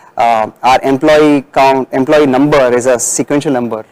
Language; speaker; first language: English; non-native, local second language; Tamil